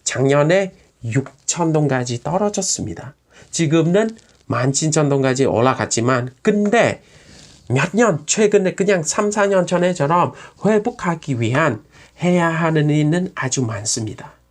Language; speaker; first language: Korean; non-native, fluent; Vietnamese